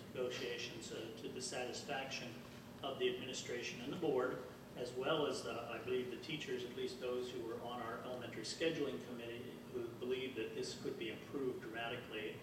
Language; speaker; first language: English; native; English